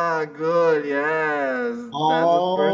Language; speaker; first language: English; non-native, fluent; Indonesian